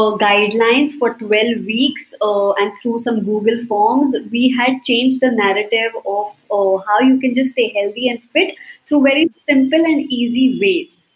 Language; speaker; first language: Hindi; native; Hindi